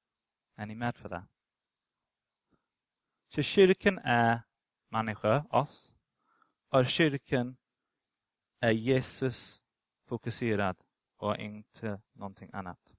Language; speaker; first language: Swedish; non-native, fluent; English